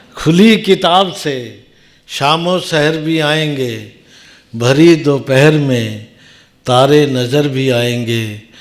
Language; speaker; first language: Hindi; native; Hindi